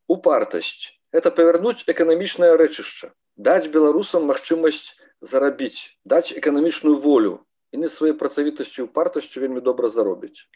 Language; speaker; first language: Belarusian; native; Belarusian